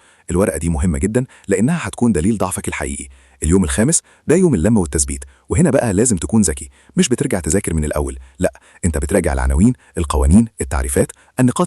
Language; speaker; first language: Arabic; native; Arabic